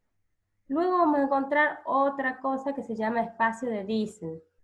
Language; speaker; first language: Spanish; native; Spanish